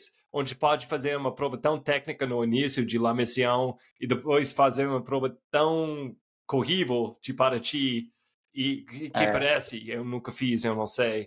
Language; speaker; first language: Portuguese; non-native, fluent; English